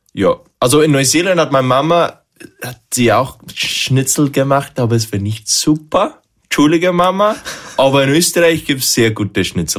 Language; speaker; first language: German; non-native, fluent; English